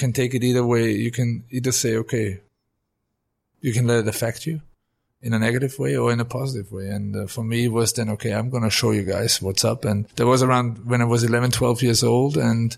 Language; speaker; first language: English; non-native, fluent; German